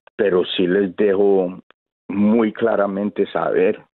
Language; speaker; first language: Spanish; early bilingual, heritage; Spanish